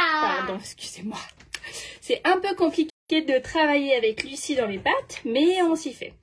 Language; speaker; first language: French; native; French